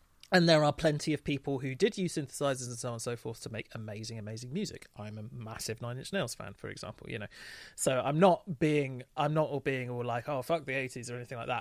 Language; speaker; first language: English; native; English